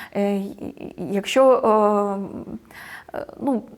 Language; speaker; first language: Ukrainian; native; Ukrainian